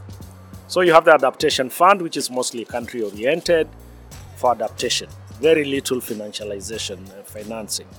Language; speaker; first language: English; non-native, local second language; Masai